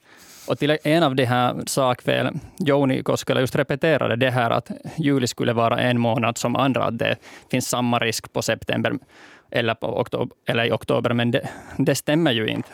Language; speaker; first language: Swedish; native; Swedish